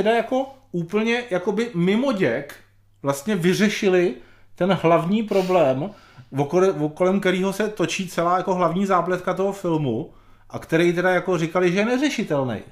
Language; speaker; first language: Czech; native; Czech